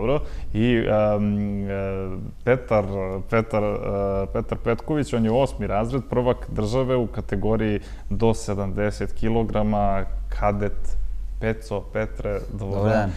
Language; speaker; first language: Serbian; native; Serbian